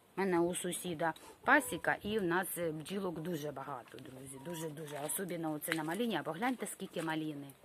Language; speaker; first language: Ukrainian; native; Ukrainian